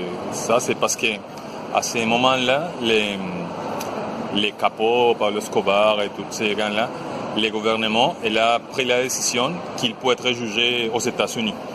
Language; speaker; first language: French; non-native, fluent; Spanish